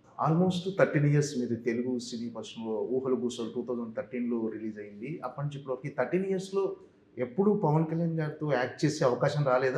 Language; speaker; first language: Telugu; native; Telugu